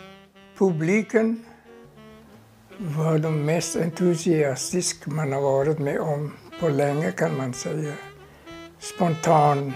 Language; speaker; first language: Swedish; non-native, fluent; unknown